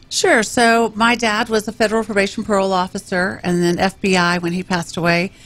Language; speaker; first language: English; native; English